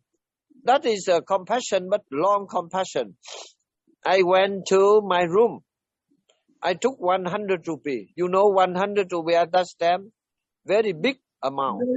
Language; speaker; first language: English; non-native, learner; Vietnamese